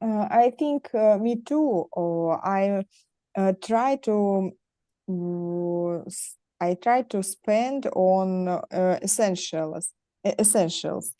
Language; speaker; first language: English; non-native, learner; Russian